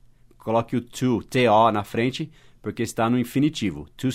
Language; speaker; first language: Portuguese; non-native, fluent; English